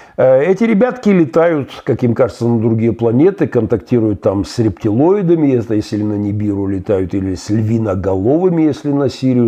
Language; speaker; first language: Russian; native; Russian